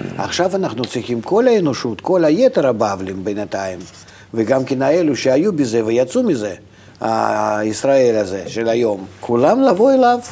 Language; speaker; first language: Hebrew; non-native, fluent; Russian